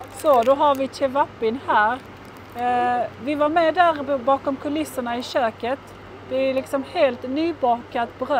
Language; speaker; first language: Swedish; native; Swedish